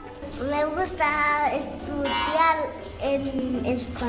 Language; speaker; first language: Spanish; non-native, local second language; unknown